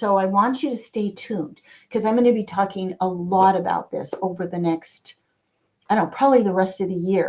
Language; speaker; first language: English; native; English